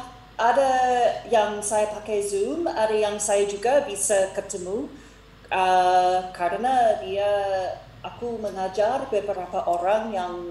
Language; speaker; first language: Indonesian; non-native, fluent; English